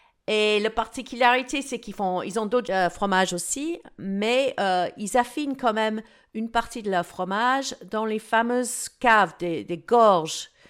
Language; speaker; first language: French; non-native, fluent; English